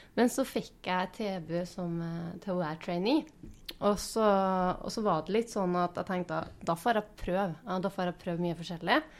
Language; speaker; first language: Norwegian; native; Norwegian